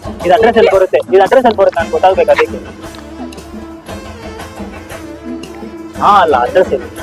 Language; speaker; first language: Kannada; non-native, learner; Tamil